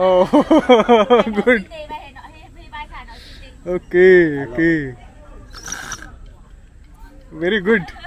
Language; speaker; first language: English; non-native, local second language; Hindi